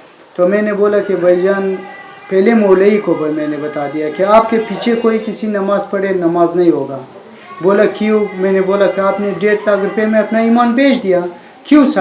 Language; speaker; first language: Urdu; non-native, learner; Persian